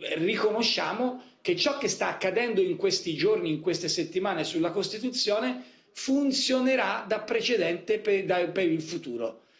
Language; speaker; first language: Italian; native; Italian